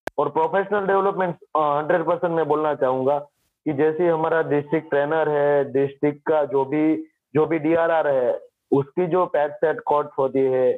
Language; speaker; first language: Hindi; non-native, local second language; Gujarati